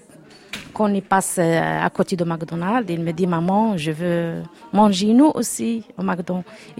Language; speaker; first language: French; non-native, learner; Arabic